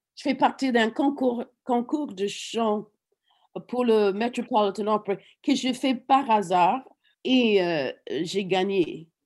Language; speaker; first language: French; non-native, fluent; English